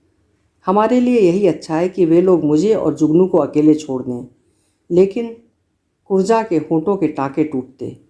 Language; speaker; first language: Hindi; native; Hindi